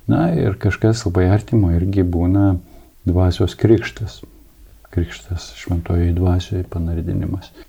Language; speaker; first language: Lithuanian; native; Lithuanian